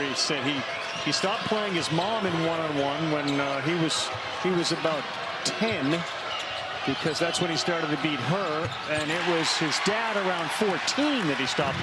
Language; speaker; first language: English; native; English